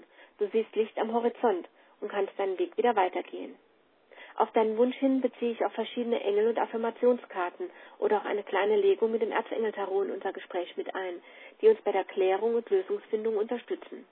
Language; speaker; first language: German; native; German